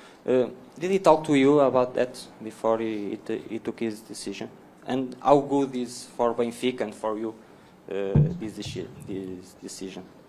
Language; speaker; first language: English; non-native, learner; Portuguese